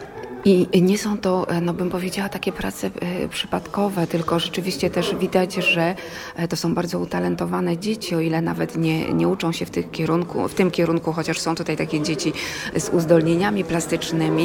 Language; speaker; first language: Polish; native; Polish